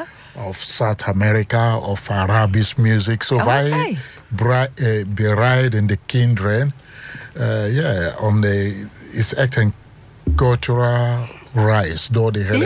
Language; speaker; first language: Dutch; non-native, learner; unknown